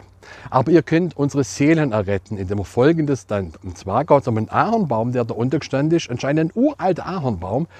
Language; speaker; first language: German; native; German